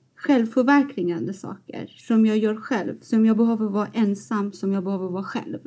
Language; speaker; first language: Swedish; non-native, fluent; Persian